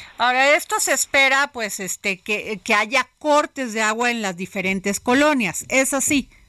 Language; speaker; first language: Spanish; native; Spanish